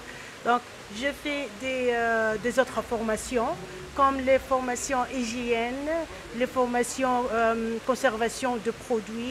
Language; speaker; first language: French; non-native, local second language; Arabic